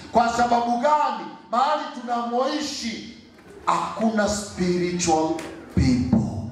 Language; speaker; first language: Swahili; non-native, local second language; Gusii